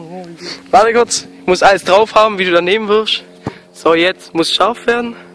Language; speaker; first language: German; native; German